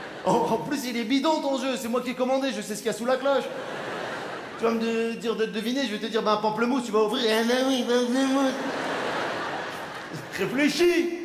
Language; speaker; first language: French; native; French